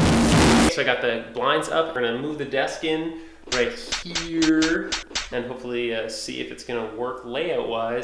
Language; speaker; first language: English; native; English